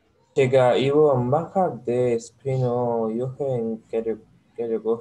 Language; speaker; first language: Korean; non-native, learner; Spanish